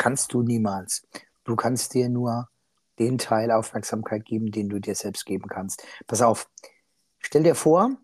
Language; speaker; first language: German; native; German